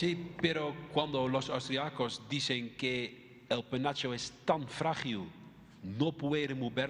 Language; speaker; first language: Spanish; non-native, fluent; Dutch